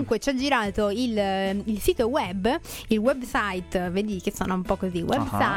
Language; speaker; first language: Italian; native; Italian